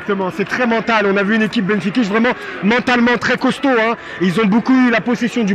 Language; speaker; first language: French; native; French